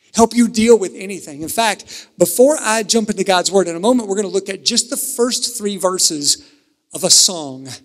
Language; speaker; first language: English; native; English